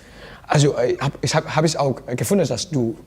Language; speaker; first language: German; non-native, learner; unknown